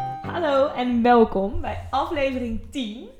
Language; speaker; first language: Dutch; native; Dutch